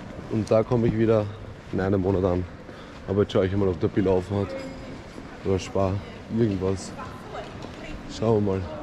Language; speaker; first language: German; native; German